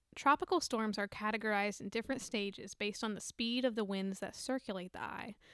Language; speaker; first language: English; native; English